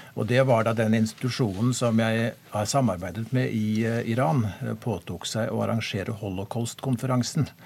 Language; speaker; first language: Norwegian; native; Norwegian